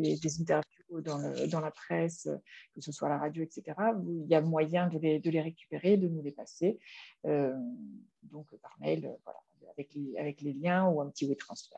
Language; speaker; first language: French; native; French